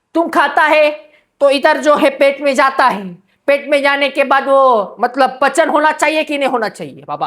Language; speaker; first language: Hindi; non-native, local second language; Marathi